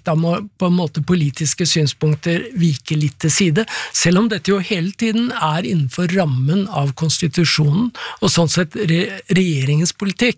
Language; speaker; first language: Norwegian; native; Norwegian